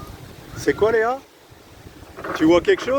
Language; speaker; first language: French; native; French